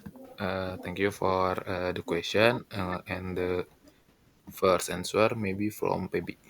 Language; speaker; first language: English; non-native, learner; Indonesian